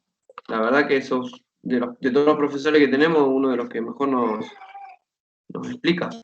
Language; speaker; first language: Spanish; native; Spanish